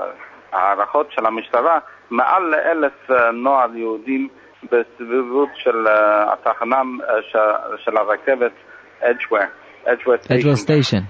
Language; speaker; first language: Hebrew; non-native, fluent; English